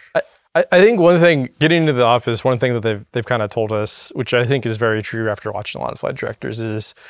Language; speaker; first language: English; native; English